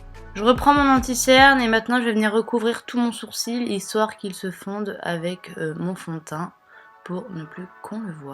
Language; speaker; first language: French; native; French